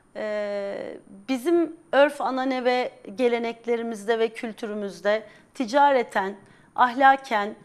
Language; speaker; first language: Turkish; native; Turkish